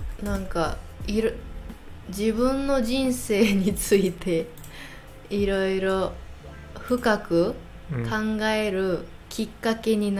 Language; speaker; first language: Japanese; non-native, fluent; English